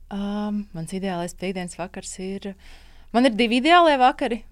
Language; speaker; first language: Latvian; native; Latvian